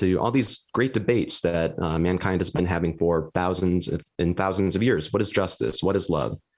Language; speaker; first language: English; native; English